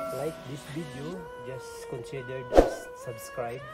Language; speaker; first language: English; non-native, local second language; Filipino